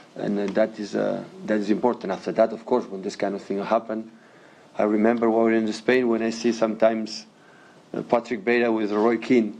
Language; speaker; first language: English; non-native, fluent; Catalan